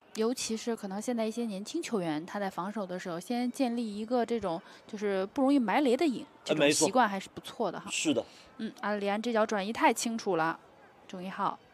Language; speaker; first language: Chinese; native; Chinese